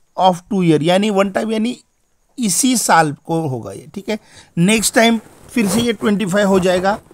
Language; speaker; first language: Hindi; non-native, local second language; Marathi